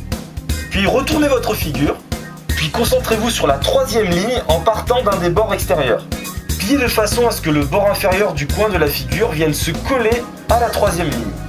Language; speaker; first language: French; native; French